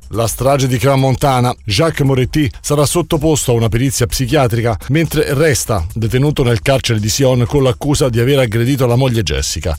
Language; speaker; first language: Italian; native; Italian